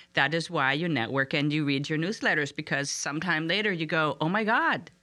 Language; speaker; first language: English; non-native, fluent; German